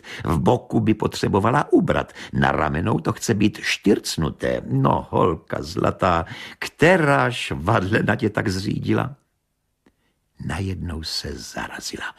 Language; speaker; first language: Czech; native; Czech